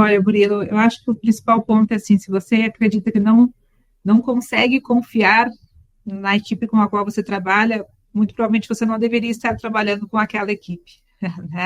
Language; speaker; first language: Portuguese; native; Portuguese